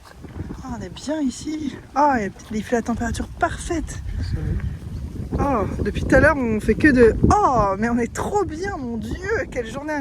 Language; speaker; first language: French; native; French